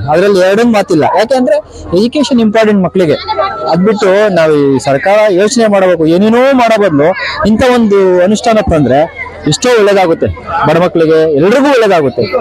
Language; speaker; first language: Kannada; native; Kannada